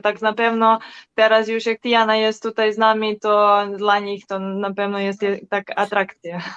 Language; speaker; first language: Polish; non-native, learner; Serbian